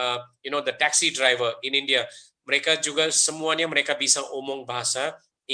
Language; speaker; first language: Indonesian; non-native, fluent; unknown